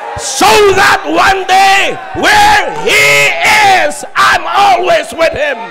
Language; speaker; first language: English; non-native, local second language; Filipino